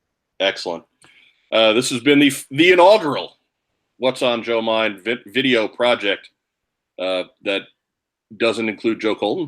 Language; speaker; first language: English; native; English